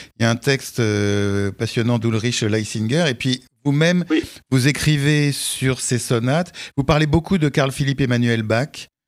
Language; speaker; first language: French; native; French